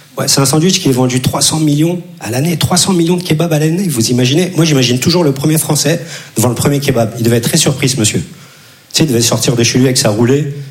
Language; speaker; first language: French; early bilingual, other home language; Turkish